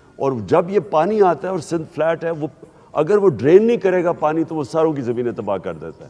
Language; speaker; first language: Urdu; native; Urdu